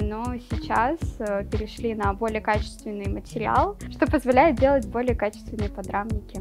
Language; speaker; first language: Russian; native; Russian